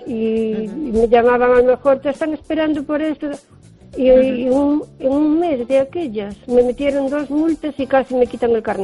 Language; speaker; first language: Spanish; native; Spanish